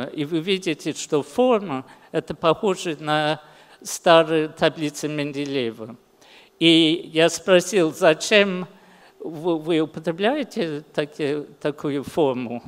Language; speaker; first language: Russian; early bilingual, heritage; English